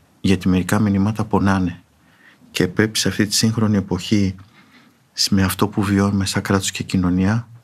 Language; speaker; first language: Greek; native; Greek